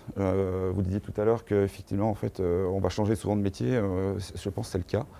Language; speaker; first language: French; native; French